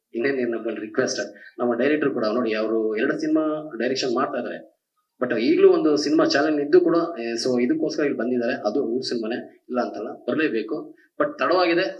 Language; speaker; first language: Kannada; native; Kannada